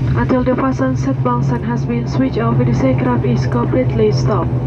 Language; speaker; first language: English; non-native, fluent; Indonesian